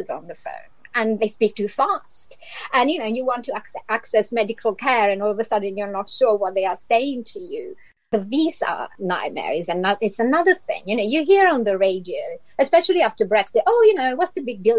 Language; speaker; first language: English; non-native, fluent; Italian